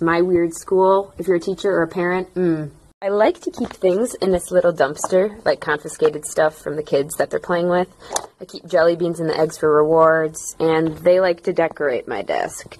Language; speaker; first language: English; native; English